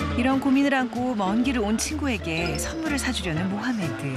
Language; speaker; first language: Korean; native; Korean